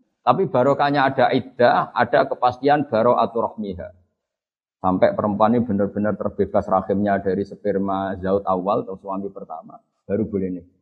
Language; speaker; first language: Indonesian; non-native, local second language; Javanese